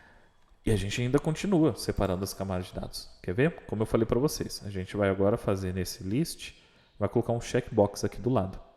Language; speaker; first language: Portuguese; native; Portuguese